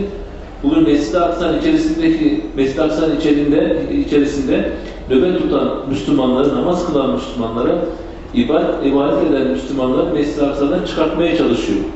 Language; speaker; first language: Turkish; native; Turkish